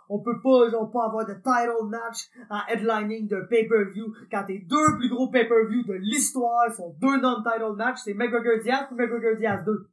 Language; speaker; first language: French; native; French